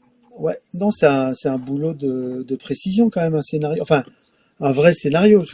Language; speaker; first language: French; native; French